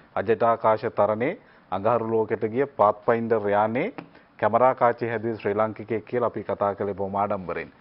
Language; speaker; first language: Sinhala; native; Sinhala